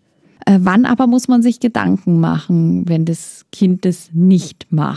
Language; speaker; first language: German; native; German